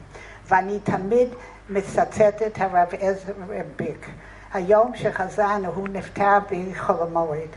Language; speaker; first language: Hebrew; non-native, fluent; English